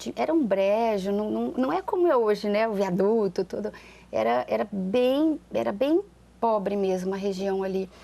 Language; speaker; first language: Portuguese; native; Portuguese